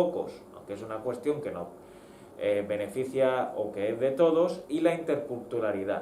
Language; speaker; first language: Spanish; native; Spanish